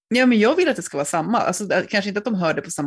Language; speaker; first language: Swedish; native; Swedish